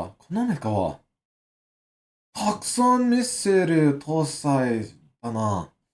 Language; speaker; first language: Japanese; non-native, learner; English